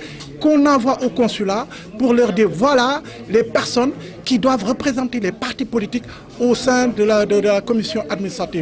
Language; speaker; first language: French; non-native, local second language; Wolof